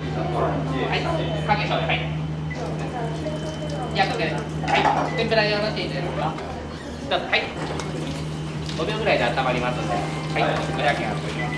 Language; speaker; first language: Japanese; native; Japanese